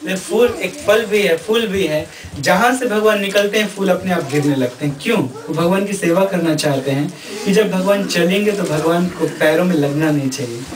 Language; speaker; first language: Hindi; native; Hindi